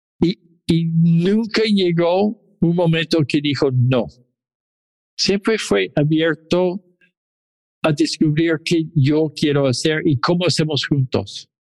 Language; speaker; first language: Spanish; non-native, fluent; English